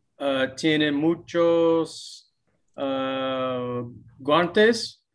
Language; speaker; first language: Spanish; non-native, fluent; English